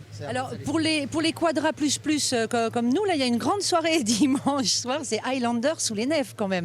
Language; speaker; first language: French; native; French